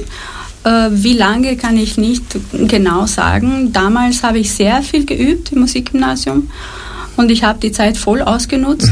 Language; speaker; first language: German; non-native, fluent; Romanian